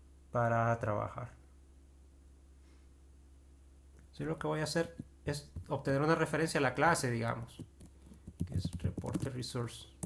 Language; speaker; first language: Spanish; native; Spanish